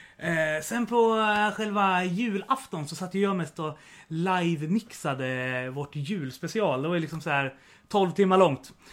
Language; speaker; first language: Swedish; native; Swedish